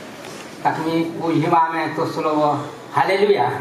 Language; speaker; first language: Czech; non-native, fluent; Ukrainian